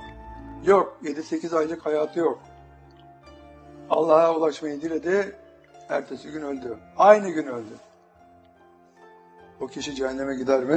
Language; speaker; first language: Turkish; native; Turkish